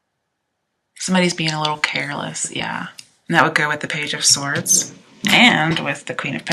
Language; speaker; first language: English; native; English